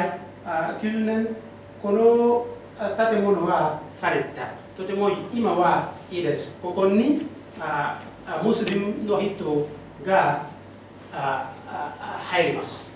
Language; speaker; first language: Japanese; non-native, learner; Mossi